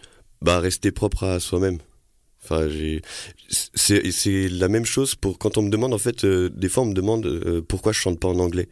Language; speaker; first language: French; native; French